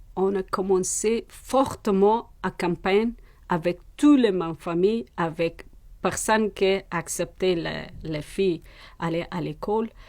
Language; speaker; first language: French; non-native, learner; Persian